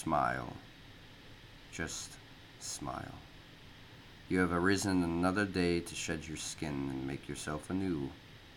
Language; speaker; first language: English; native; English